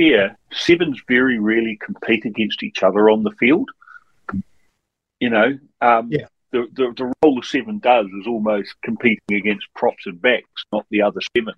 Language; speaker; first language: English; native; English